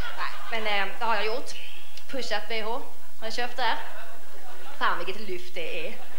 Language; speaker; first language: Swedish; native; Swedish